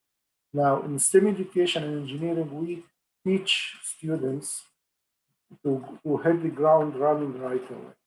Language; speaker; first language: English; non-native, fluent; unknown